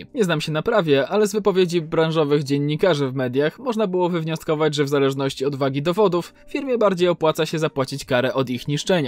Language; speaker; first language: Polish; native; Polish